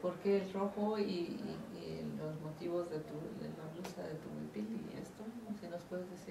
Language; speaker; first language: Spanish; native; Spanish